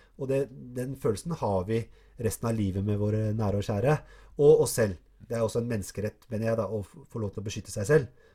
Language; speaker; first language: Norwegian; early bilingual, other home language; Arabic